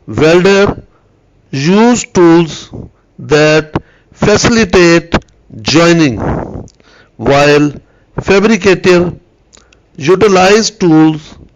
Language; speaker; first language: English; non-native, local second language; Urdu